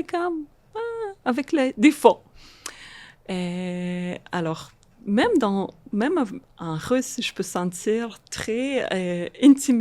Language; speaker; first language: French; non-native, fluent; Russian